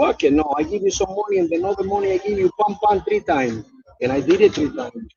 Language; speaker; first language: English; non-native, learner; Spanish